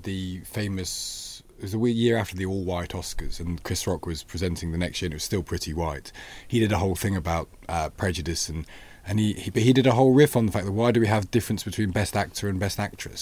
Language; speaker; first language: English; native; English